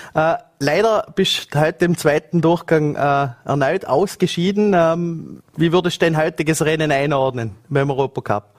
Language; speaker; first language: German; native; German